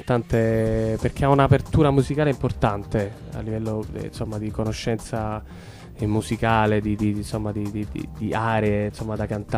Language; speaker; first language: Italian; native; Italian